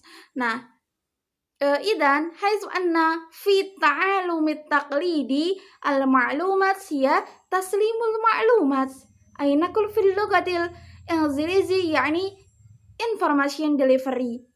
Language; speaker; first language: Arabic; non-native, learner; Indonesian